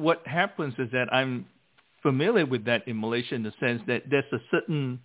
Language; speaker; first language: English; non-native, local second language; Min Nan Chinese